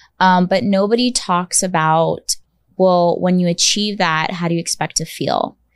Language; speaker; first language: English; native; English